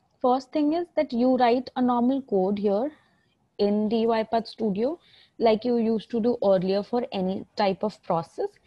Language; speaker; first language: English; non-native, local second language; Hindi